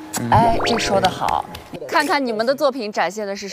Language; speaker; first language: Chinese; native; Chinese